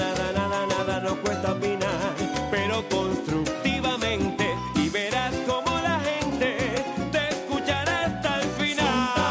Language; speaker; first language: Spanish; native; Spanish